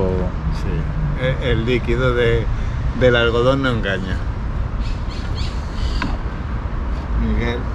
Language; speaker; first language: Spanish; native; Spanish